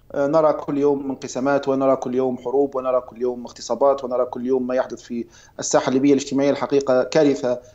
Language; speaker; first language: Arabic; native; Arabic